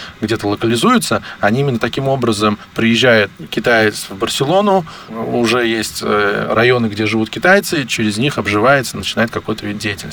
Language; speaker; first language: Russian; native; Russian